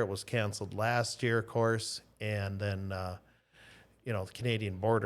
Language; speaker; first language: English; native; English